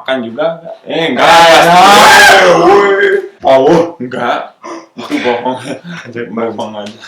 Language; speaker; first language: Indonesian; non-native, local second language; English